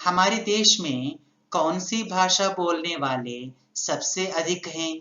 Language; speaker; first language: Hindi; non-native, local second language; Telugu